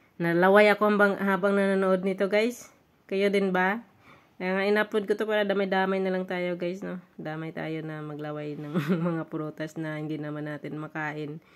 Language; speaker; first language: Filipino; non-native, local second language; Hiligaynon